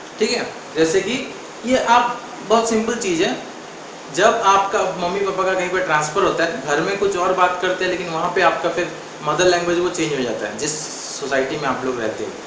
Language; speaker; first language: Hindi; non-native, local second language; Odia